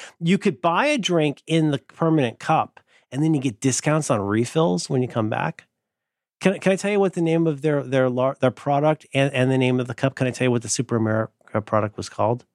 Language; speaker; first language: English; native; English